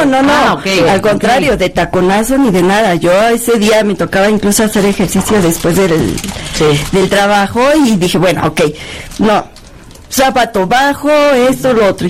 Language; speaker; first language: Spanish; native; Spanish